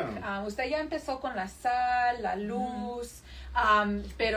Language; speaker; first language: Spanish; early bilingual, heritage; Spanish